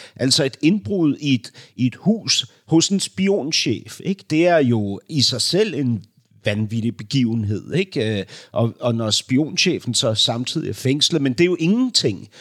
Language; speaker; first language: Danish; early bilingual, other home language; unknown